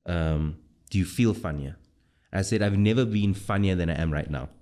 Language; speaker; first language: English; native; English